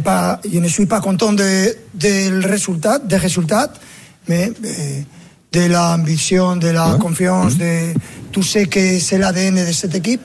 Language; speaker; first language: French; non-native, learner; Spanish